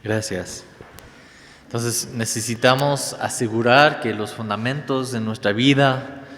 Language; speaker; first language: Spanish; non-native, fluent; English